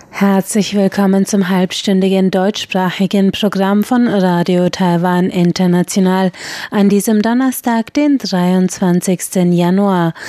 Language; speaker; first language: German; native; German